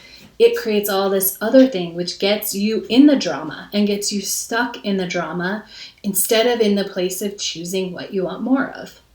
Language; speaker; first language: English; native; English